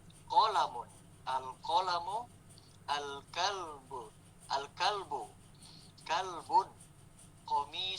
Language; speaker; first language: Arabic; non-native, learner; Malay